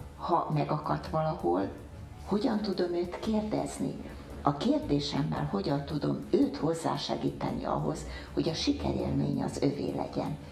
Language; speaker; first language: Hungarian; early bilingual, heritage; Hungarian